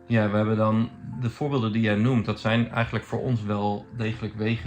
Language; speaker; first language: Dutch; native; Dutch